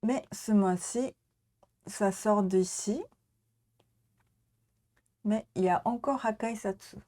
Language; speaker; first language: French; non-native, learner; Japanese